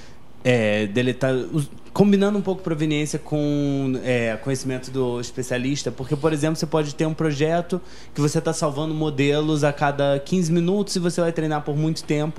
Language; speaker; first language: Portuguese; native; Portuguese